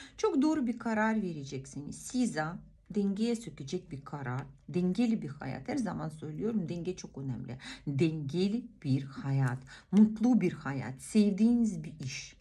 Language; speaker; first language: Turkish; non-native, fluent; Russian